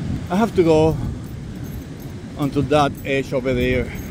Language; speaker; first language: English; non-native, local second language; Spanish